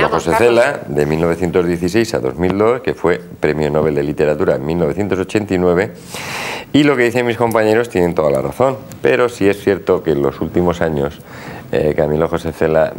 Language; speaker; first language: Spanish; native; Spanish